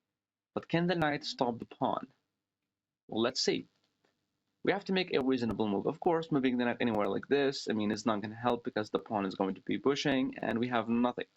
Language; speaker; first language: English; non-native, fluent; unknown